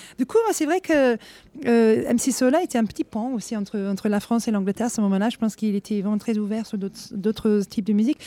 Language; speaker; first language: French; non-native, fluent; English